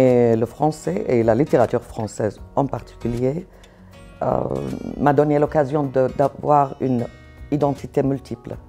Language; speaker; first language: French; non-native, fluent; Arabic